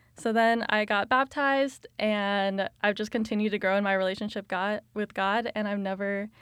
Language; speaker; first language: English; native; English